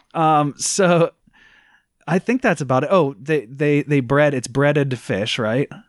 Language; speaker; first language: English; native; English